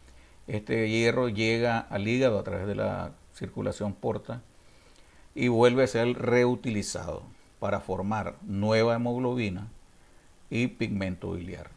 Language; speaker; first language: Spanish; native; Spanish